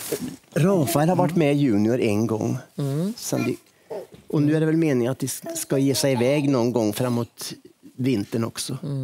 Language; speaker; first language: Swedish; native; Swedish